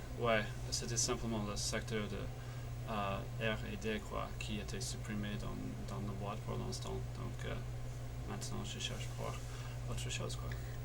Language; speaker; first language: French; non-native, fluent; English